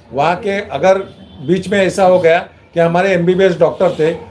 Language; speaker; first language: Hindi; non-native, local second language; Marathi